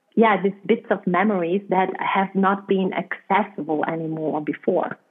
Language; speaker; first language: English; non-native, fluent; German